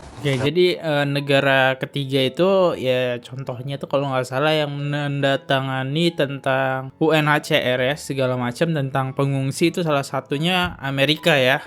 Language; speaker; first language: Indonesian; native; Indonesian